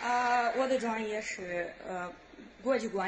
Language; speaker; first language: Chinese; non-native, learner; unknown